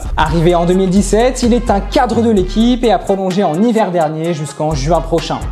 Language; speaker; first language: French; native; French